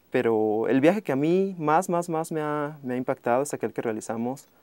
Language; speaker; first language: Spanish; native; Spanish